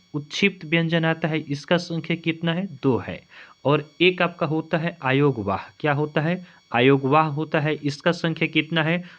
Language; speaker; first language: Hindi; native; Hindi